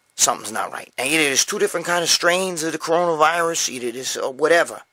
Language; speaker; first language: English; native; English